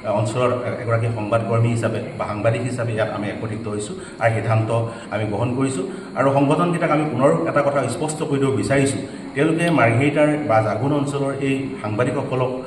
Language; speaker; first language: Assamese; native; Assamese